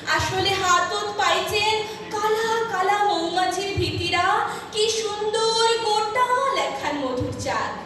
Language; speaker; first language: Bangla; non-native, local second language; Rangpuri